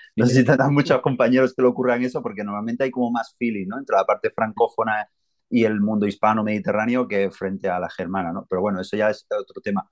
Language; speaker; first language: Spanish; native; Spanish